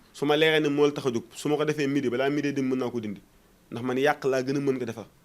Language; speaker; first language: Wolof; non-native, local second language; Fula